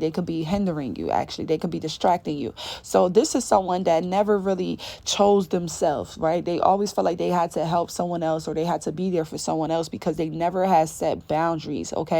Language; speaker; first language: English; native; English